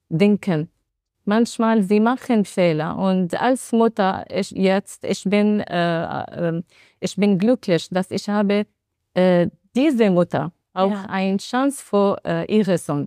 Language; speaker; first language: German; non-native, learner; Arabic